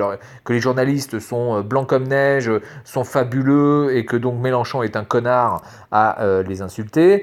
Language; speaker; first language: French; native; French